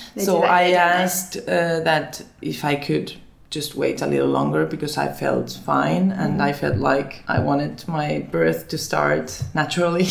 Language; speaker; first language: English; early bilingual, other home language; Finnish